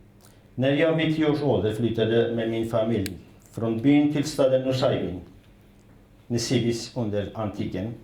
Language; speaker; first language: Swedish; non-native, fluent; Kurdish